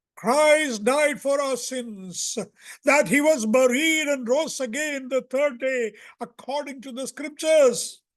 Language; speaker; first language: English; non-native, local second language; Hindi